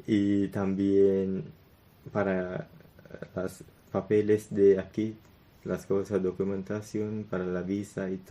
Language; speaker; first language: Spanish; non-native, learner; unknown